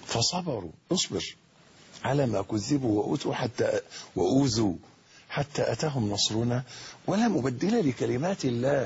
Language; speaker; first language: Arabic; native; Arabic